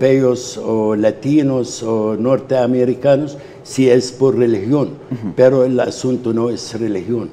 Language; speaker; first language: Spanish; non-native, fluent; Arabic